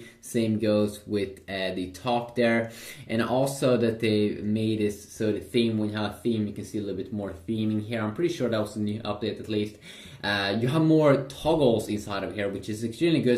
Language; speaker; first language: English; non-native, fluent; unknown